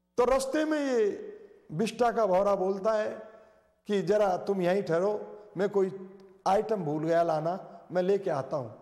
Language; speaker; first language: Hindi; native; Hindi